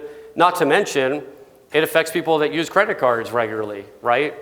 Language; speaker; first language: English; native; English